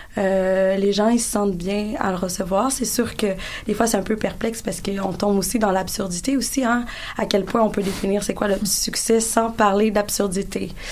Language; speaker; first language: French; native; French